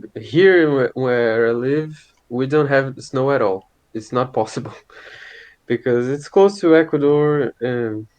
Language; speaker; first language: English; non-native, fluent; Portuguese